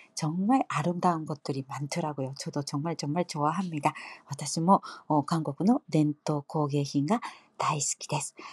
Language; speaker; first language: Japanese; native; Japanese